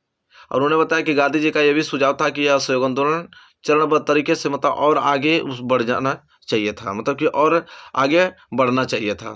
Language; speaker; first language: Hindi; native; Hindi